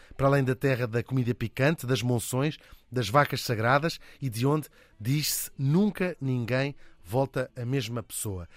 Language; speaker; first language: Portuguese; native; Portuguese